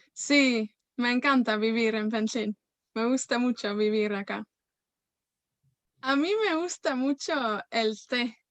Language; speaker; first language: Spanish; non-native, fluent; Welsh